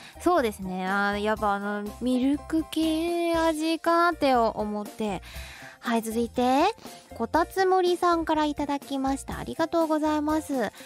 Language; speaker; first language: Japanese; non-native, fluent; Chinese